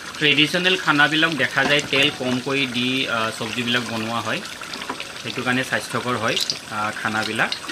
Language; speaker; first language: Assamese; non-native, local second language; Mising